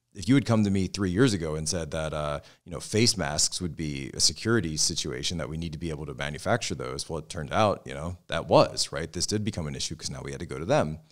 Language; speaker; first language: English; native; English